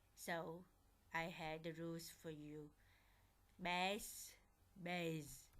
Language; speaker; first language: English; non-native, fluent; Vietnamese